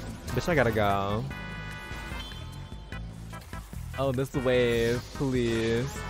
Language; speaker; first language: English; native; English